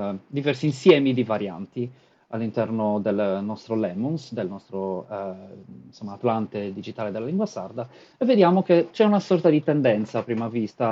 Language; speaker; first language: Italian; native; Italian